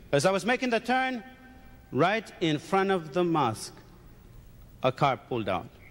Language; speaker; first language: English; native; English